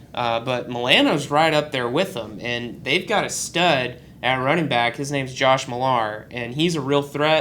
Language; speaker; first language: English; native; English